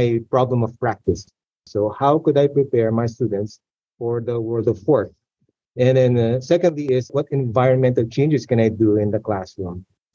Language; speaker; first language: English; non-native, local second language; Filipino